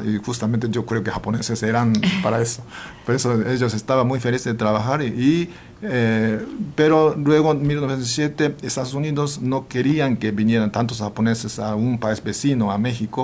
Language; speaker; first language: Spanish; non-native, fluent; Japanese